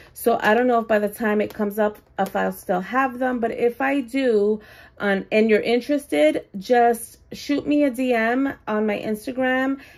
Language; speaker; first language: English; native; English